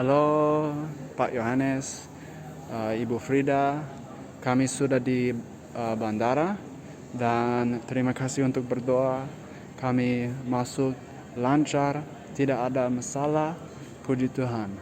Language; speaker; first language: Indonesian; non-native, learner; English